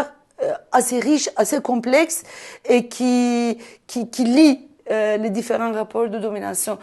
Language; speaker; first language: French; non-native, fluent; Turkish